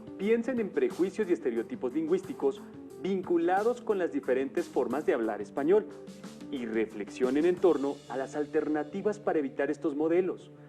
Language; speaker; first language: Spanish; native; Spanish